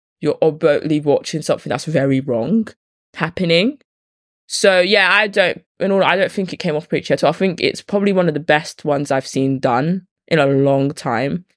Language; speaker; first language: English; native; English